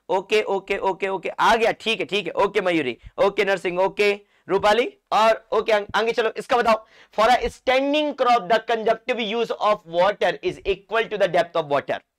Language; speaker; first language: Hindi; non-native, local second language; Marathi